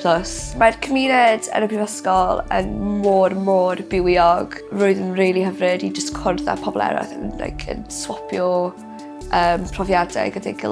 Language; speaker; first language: Welsh; non-native, local second language; English